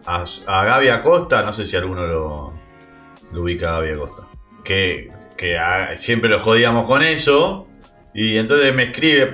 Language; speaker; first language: Spanish; native; Spanish